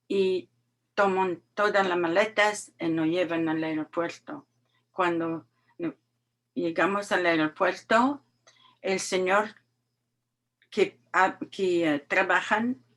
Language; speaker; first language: Spanish; non-native, learner; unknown